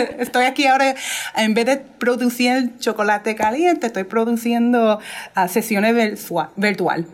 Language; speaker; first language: Spanish; early bilingual, heritage; Spanish